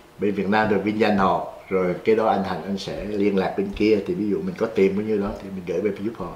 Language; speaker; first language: Vietnamese; native; Vietnamese